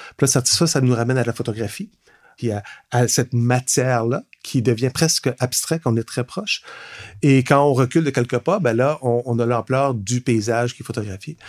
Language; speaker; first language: French; native; French